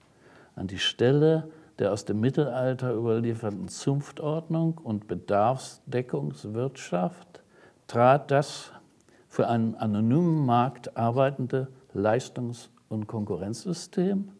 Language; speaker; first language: German; native; German